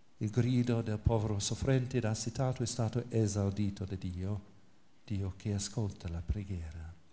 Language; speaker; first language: Italian; non-native, fluent; English